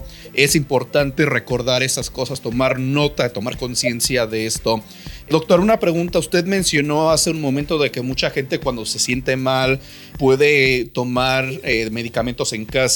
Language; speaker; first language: Spanish; native; Spanish